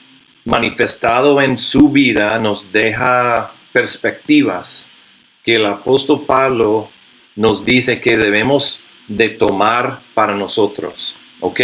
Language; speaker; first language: Spanish; non-native, fluent; English